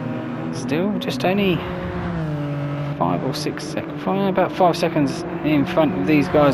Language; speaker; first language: English; native; English